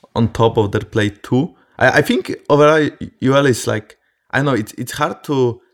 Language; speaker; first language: English; non-native, fluent; Polish